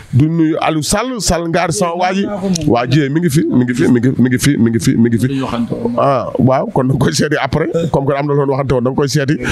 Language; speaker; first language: Wolof; native; Wolof